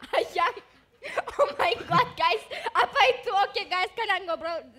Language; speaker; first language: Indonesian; non-native, learner; German